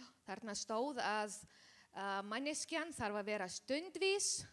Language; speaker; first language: Icelandic; non-native, learner; Spanish